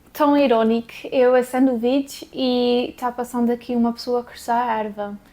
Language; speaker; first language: Portuguese; early bilingual, heritage; Portuguese